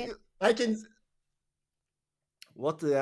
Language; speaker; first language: English; non-native, learner; Italian